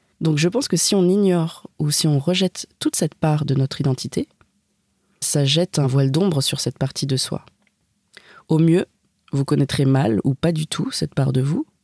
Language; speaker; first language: French; native; French